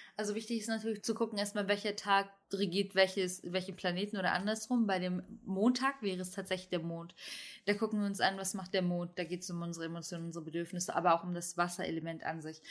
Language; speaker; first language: German; early bilingual, other home language; Turkish